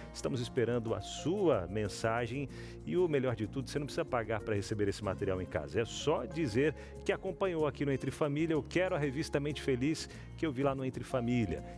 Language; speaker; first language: Portuguese; native; Portuguese